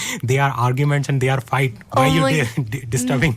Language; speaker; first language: English; non-native, learner; Hindi